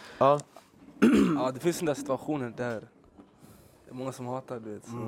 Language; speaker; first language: Swedish; early bilingual, other home language; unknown